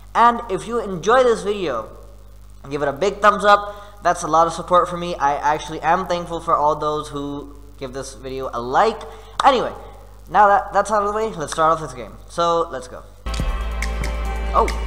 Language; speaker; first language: English; non-native, local second language; Urdu